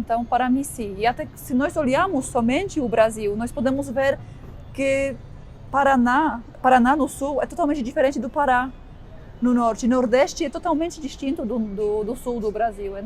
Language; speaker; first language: Portuguese; non-native, fluent; Polish